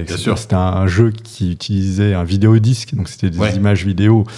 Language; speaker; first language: French; non-native, fluent; English